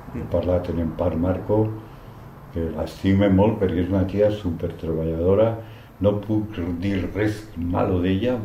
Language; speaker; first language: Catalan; non-native, local second language; Spanish